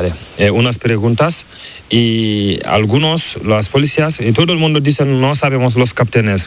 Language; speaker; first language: Spanish; non-native, learner; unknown